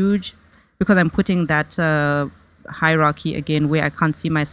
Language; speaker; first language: English; native; English